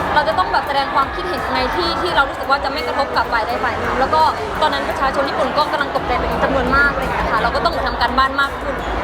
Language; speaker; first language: Thai; native; Thai